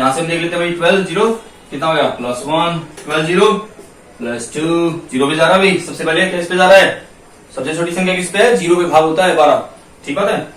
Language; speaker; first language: Hindi; native; Hindi